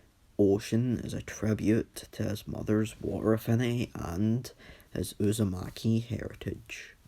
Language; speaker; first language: English; native; English